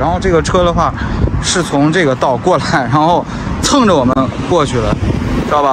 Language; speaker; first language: Chinese; native; Chinese